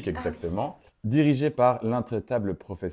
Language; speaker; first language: French; native; French